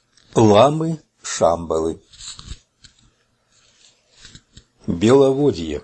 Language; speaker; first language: Russian; native; Russian